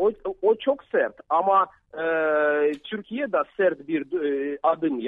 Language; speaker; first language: Turkish; non-native, fluent; Russian